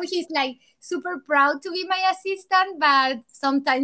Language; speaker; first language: English; non-native, fluent; Spanish